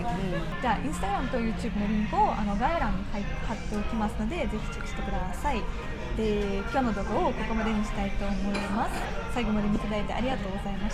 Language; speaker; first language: Japanese; non-native, fluent; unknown